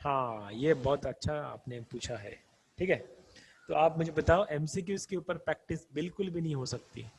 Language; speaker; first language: Hindi; non-native, local second language; Marathi